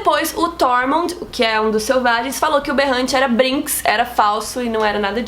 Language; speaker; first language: Portuguese; native; Portuguese